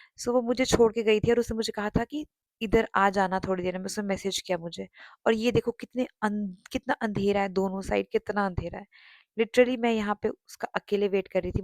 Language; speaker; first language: Hindi; non-native, local second language; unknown